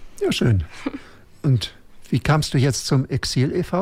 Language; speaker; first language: German; native; German